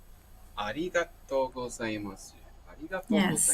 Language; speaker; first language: Japanese; non-native, learner; English